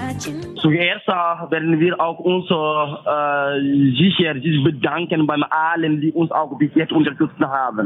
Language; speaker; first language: German; non-native, fluent; French